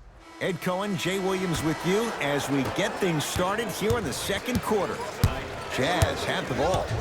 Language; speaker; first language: English; native; English